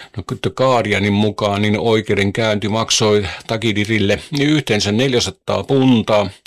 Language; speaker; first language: Finnish; native; Finnish